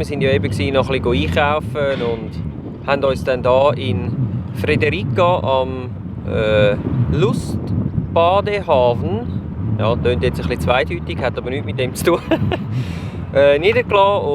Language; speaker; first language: German; native; German